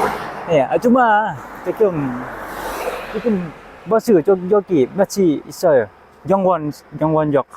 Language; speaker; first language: Korean; non-native, learner; Thai